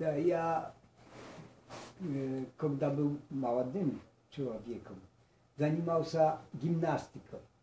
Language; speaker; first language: Russian; non-native, learner; Polish